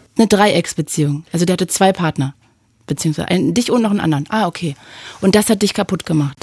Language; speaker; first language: German; native; German